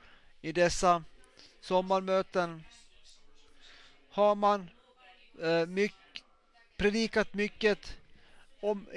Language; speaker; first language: Swedish; non-native, local second language; Finnish